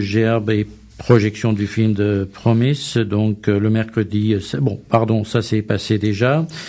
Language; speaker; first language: French; native; French